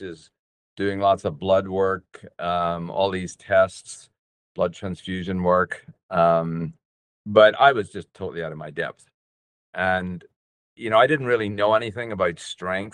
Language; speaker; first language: English; native; English